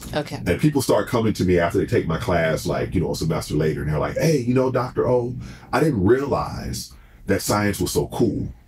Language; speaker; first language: English; native; English